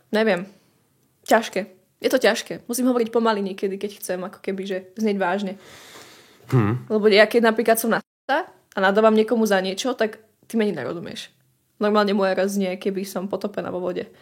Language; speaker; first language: Slovak; early bilingual, other home language; English